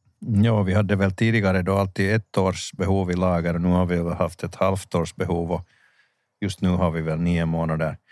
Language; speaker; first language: Swedish; native; Swedish